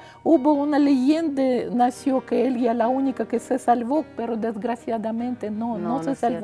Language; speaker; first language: Spanish; non-native, fluent; Russian